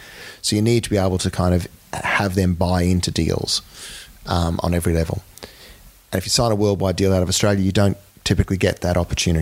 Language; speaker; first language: English; native; English